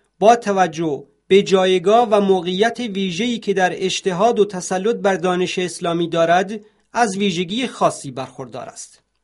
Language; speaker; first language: Persian; non-native, local second language; Central Kurdish